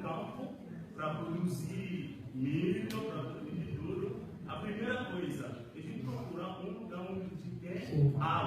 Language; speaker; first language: Portuguese; non-native, learner; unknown